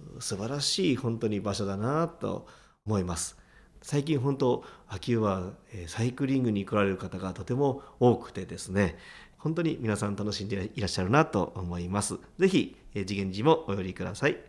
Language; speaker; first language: Japanese; native; Japanese